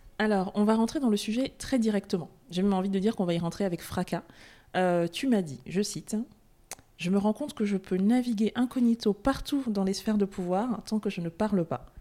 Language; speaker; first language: French; native; French